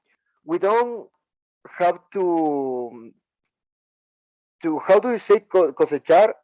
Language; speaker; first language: English; non-native, learner; Spanish